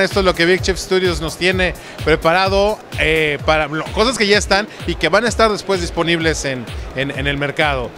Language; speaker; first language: Spanish; native; Spanish